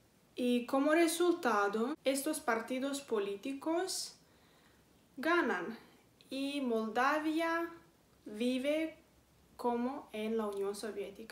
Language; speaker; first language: Spanish; non-native, fluent; Romanian